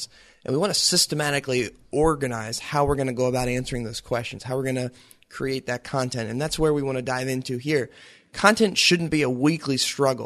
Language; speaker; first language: English; native; English